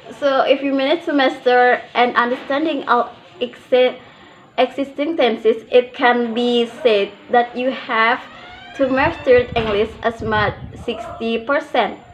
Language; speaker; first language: English; non-native, learner; Indonesian